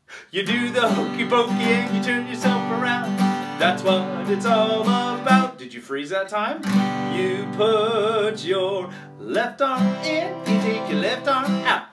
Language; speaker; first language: English; native; English